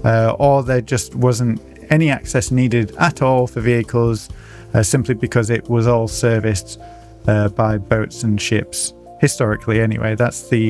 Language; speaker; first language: English; native; English